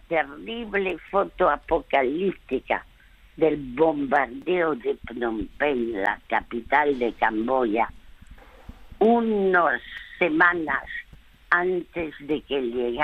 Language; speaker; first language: Spanish; early bilingual, other home language; French